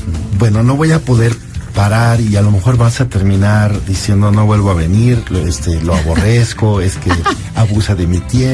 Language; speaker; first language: Spanish; native; Spanish